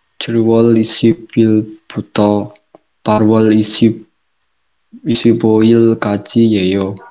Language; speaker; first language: Korean; non-native, learner; Indonesian